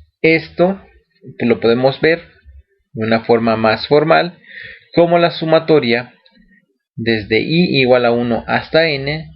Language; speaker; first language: Spanish; native; Spanish